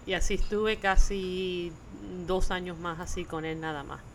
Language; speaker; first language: Spanish; early bilingual, heritage; Spanish